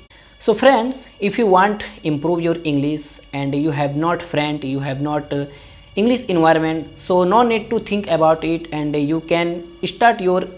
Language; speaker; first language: English; non-native, learner; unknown